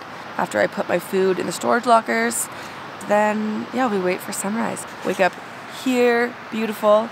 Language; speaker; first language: English; native; English